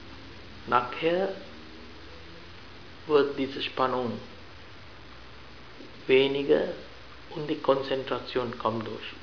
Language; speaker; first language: German; non-native, fluent; Sinhala